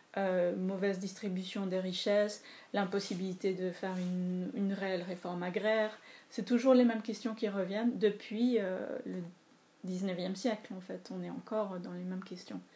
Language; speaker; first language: French; non-native, fluent; Spanish